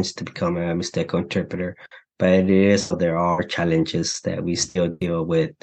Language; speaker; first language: English; early bilingual, other home language; Mixtepec Mixtec